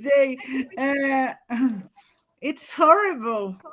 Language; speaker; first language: English; non-native, learner; Spanish